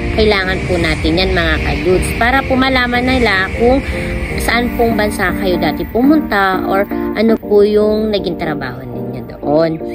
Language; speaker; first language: Filipino; native; Filipino